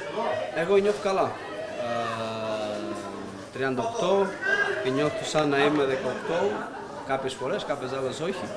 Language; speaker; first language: Greek; non-native, fluent; Portuguese